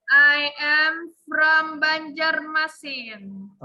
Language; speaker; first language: English; non-native, learner; Indonesian